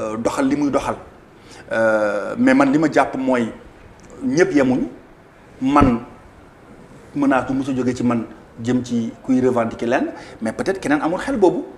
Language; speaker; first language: Wolof; non-native, local second language; Fula